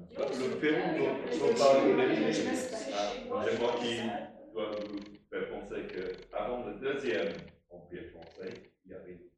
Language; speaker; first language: French; non-native, fluent; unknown